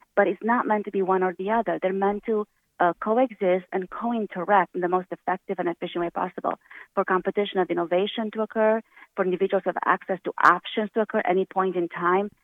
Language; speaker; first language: English; early bilingual, other home language; Romanian